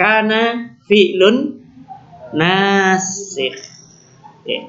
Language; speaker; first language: Arabic; non-native, fluent; Indonesian